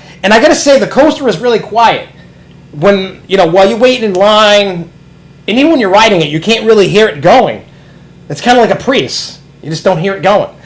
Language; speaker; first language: English; native; English